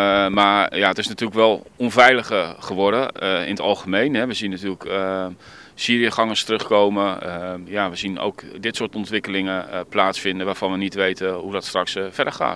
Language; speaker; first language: Dutch; native; Dutch